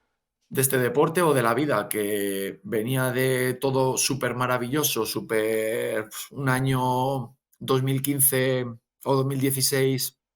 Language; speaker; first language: Spanish; native; Spanish